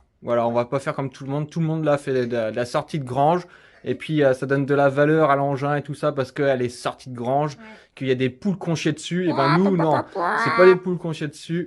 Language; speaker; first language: French; native; French